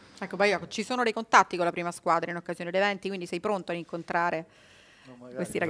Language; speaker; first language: Italian; native; Italian